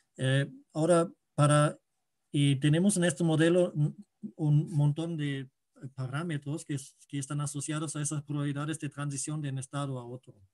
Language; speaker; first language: Spanish; non-native, fluent; German